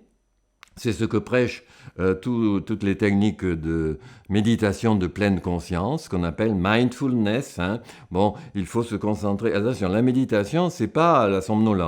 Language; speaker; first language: French; native; French